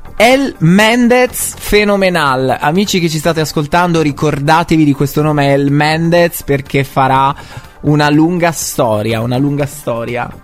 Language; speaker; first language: Italian; native; Italian